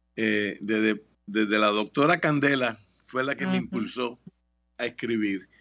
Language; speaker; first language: Spanish; native; Spanish